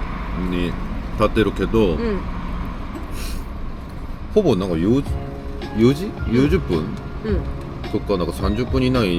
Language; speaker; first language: Japanese; non-native, fluent; Korean